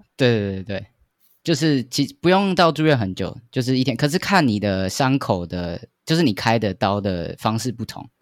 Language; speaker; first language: Chinese; native; Chinese